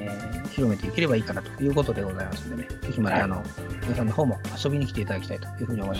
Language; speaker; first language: Japanese; native; Japanese